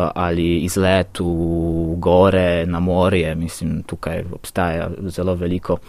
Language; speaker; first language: Slovenian; non-native, fluent; Polish